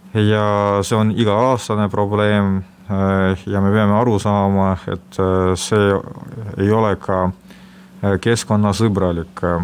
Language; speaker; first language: Estonian; non-native, local second language; Russian